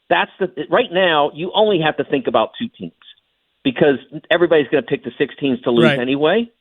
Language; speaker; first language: English; native; English